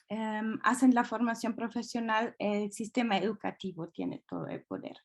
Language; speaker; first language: Spanish; non-native, fluent; German